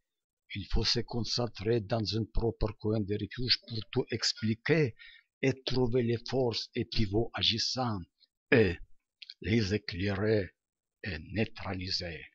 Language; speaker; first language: French; non-native, learner; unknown